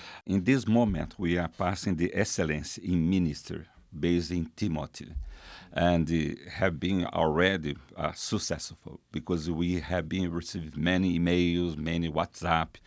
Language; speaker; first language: English; non-native, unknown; Portuguese